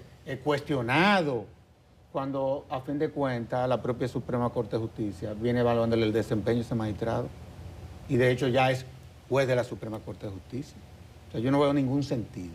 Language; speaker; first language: Spanish; native; Spanish